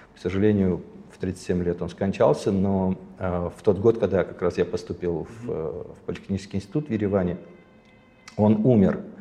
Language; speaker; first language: Russian; native; Russian